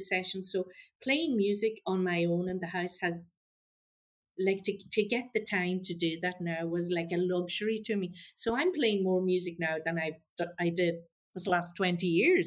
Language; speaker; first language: English; native; English